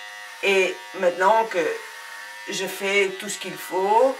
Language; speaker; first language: French; non-native, fluent; Spanish